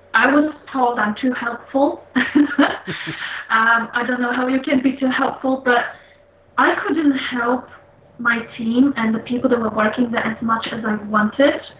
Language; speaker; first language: English; non-native, fluent; Polish